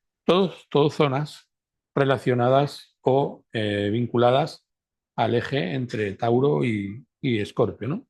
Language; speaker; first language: Spanish; native; Spanish